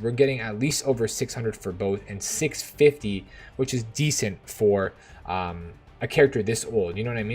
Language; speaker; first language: English; native; English